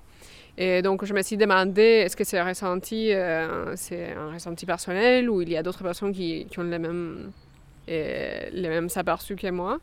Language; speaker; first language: French; non-native, fluent; Spanish